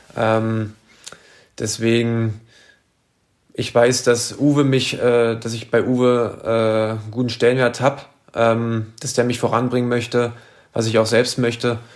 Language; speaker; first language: German; native; German